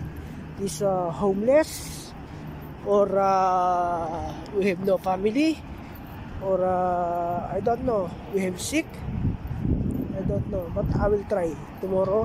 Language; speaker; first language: English; non-native, local second language; Filipino